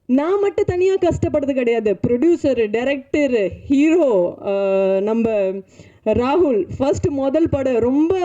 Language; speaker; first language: Tamil; non-native, learner; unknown